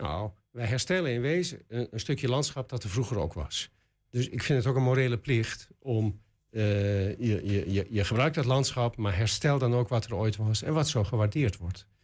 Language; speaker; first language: Dutch; native; Dutch